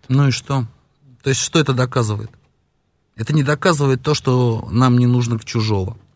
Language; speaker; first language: Russian; native; Russian